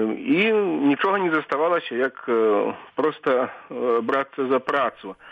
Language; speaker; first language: Belarusian; native; Belarusian